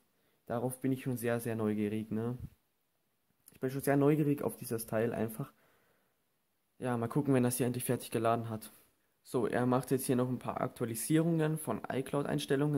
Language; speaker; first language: German; native; German